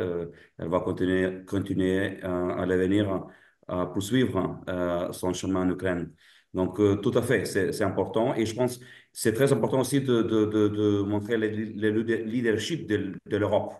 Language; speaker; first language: French; non-native, fluent; Lithuanian